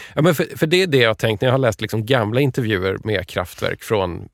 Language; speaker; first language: Swedish; native; Swedish